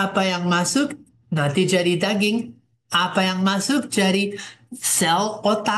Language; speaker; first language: Indonesian; non-native, fluent; English